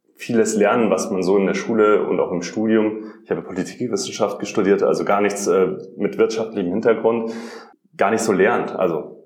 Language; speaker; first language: German; native; German